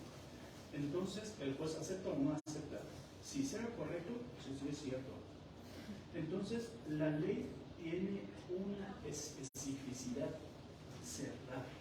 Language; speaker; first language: Spanish; non-native, fluent; Persian